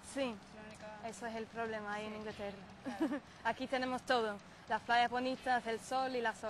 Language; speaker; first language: Spanish; non-native, fluent; English